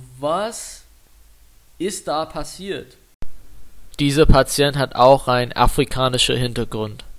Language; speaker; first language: German; non-native, fluent; English